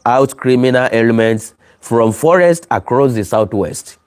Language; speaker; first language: English; non-native, local second language; Yoruba